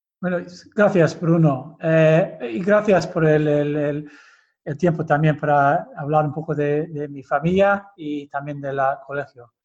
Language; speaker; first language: Spanish; early bilingual, heritage; Basque